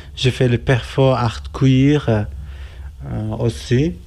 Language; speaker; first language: French; non-native, learner; Kurdish